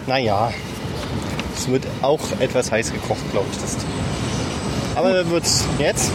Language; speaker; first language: German; native; German